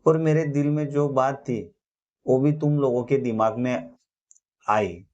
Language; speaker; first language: Hindi; non-native, local second language; Marathi